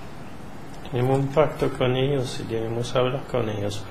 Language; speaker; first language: Spanish; non-native, learner; French